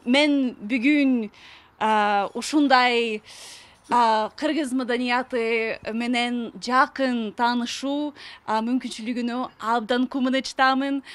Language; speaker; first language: Kyrgyz; non-native, fluent; English